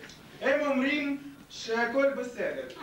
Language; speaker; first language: Hebrew; non-native, learner; Russian